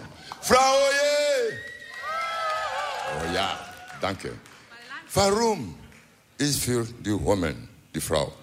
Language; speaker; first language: English; non-native, learner; French